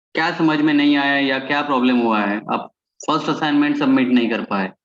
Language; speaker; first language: Hindi; non-native, local second language; Marathi